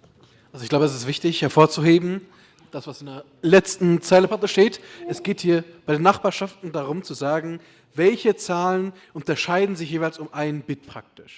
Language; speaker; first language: German; native; German